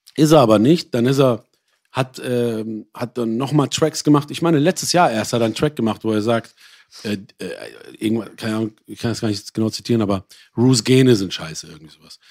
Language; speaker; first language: German; early bilingual, other home language; Persian